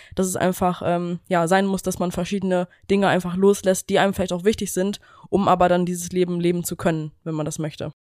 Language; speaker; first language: German; native; German